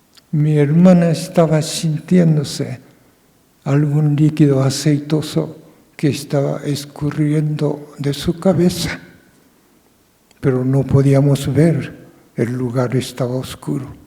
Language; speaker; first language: Spanish; non-native, fluent; Japanese